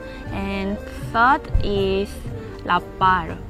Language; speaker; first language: English; non-native, learner; Korean